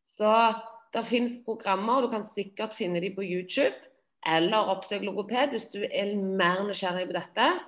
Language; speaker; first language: Norwegian; native; Norwegian